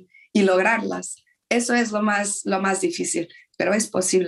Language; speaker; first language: Spanish; non-native, fluent; Portuguese